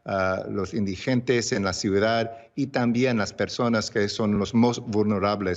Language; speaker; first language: Spanish; early bilingual, heritage; English